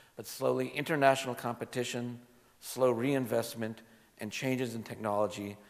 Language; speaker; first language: English; native; English